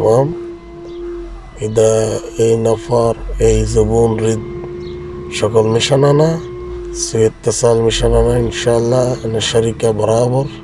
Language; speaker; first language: Arabic; non-native, learner; Bangla